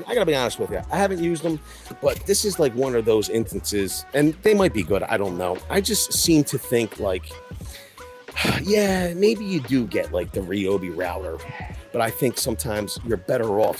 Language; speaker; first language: English; native; English